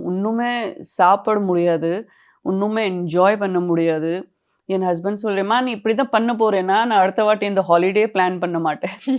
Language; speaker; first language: Tamil; non-native, fluent; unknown